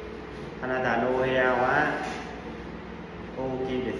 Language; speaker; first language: Japanese; non-native, learner; Vietnamese